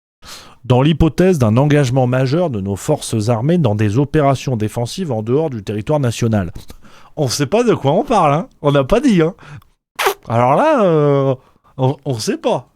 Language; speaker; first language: French; native; French